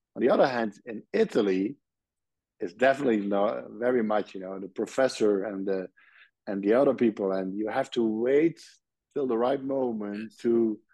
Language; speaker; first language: English; non-native, fluent; Dutch